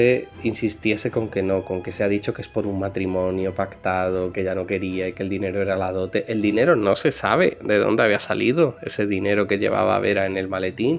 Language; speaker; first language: Spanish; native; Spanish